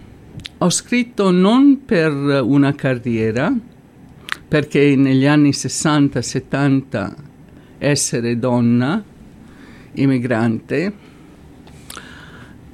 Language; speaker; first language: Italian; native; Italian